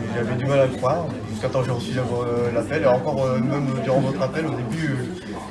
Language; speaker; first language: French; native; French